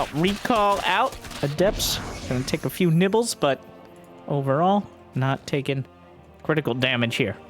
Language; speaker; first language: English; native; English